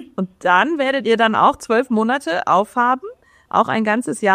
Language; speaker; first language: German; native; German